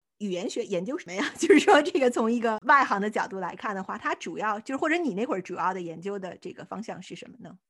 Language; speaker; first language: Chinese; native; Chinese